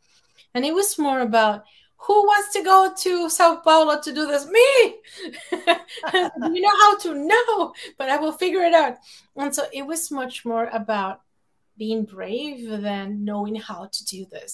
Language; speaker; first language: English; non-native, fluent; Spanish